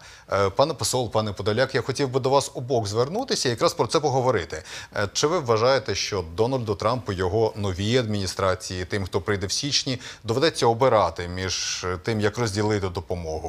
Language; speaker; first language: Ukrainian; native; Ukrainian